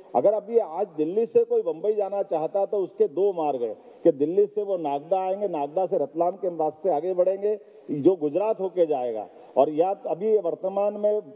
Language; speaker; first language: Hindi; native; Hindi